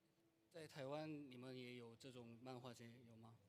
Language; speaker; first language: Chinese; non-native, learner; Korean